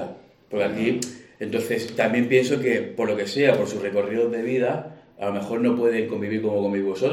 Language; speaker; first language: Spanish; native; Spanish